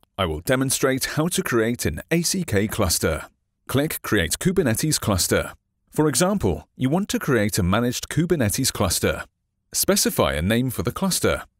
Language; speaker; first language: English; non-native, fluent; Chinese